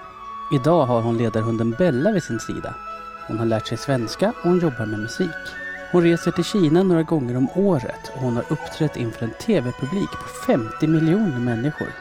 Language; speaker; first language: Swedish; native; Swedish